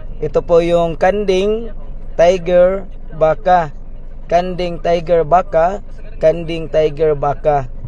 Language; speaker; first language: Filipino; non-native, local second language; Cebuano